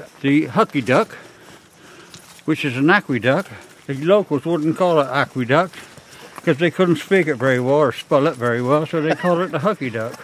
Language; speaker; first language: English; native; English